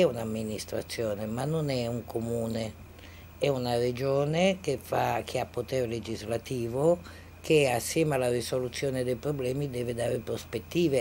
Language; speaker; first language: Italian; native; Italian